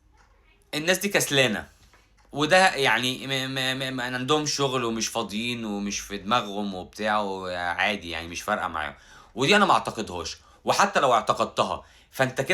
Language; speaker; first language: Arabic; native; Arabic